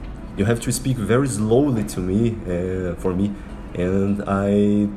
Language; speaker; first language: English; non-native, learner; Portuguese